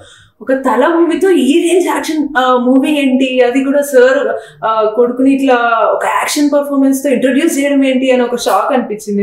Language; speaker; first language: Telugu; native; Telugu